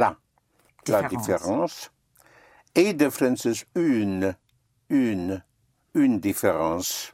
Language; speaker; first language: French; non-native, fluent; English